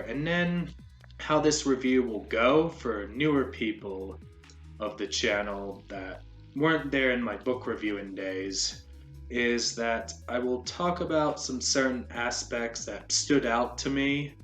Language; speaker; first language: English; native; English